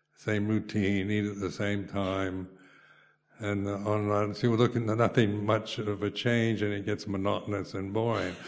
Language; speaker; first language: English; native; English